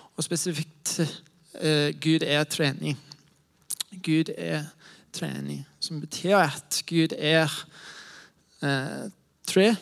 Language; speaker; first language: Norwegian; non-native, fluent; English